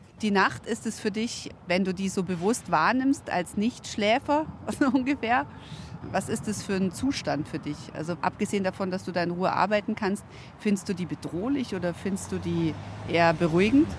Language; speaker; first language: German; native; German